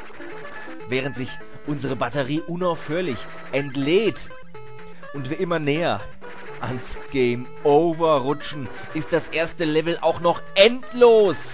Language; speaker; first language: German; native; German